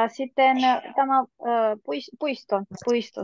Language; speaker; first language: Finnish; non-native, learner; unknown